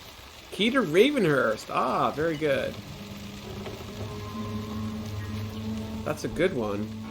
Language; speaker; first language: English; native; English